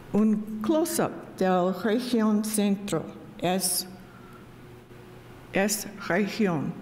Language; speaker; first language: Spanish; non-native, learner; English